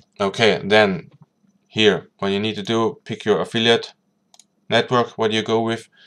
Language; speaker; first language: English; non-native, fluent; German